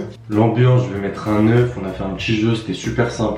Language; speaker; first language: French; native; French